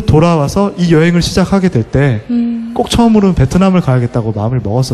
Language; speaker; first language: Korean; native; Korean